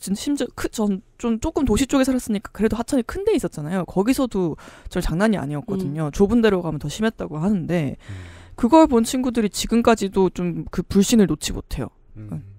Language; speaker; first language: Korean; native; Korean